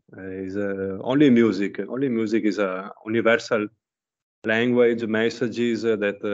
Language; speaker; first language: English; non-native, learner; Italian